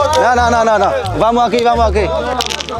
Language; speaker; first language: Portuguese; non-native, learner; Vietnamese